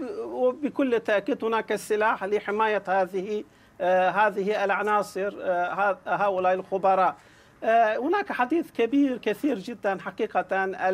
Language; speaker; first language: Arabic; non-native, fluent; Turkish